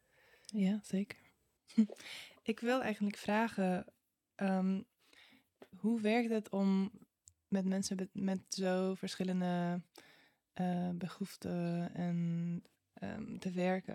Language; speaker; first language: Dutch; non-native, fluent; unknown